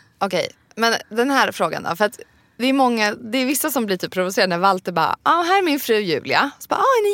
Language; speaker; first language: Swedish; native; Swedish